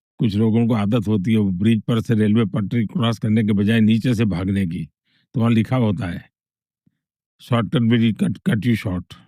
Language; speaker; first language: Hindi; non-native, local second language; Gujarati